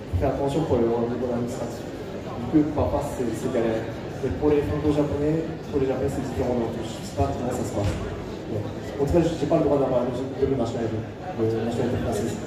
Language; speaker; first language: French; non-native, fluent; Japanese